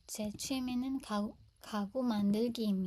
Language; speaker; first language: Korean; non-native, fluent; Indonesian